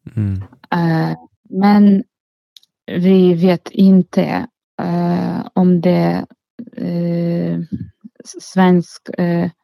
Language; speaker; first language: Swedish; non-native, learner; Ukrainian